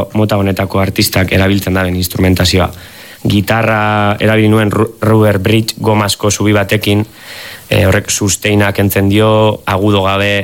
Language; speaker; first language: Basque; native; Basque